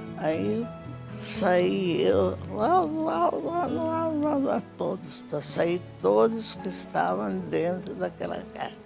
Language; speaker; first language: Portuguese; non-native, fluent; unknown